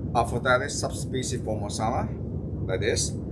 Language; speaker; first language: English; non-native, fluent; Chinese